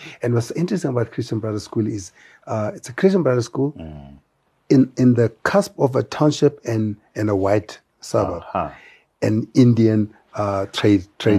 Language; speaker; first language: English; non-native, local second language; Tswana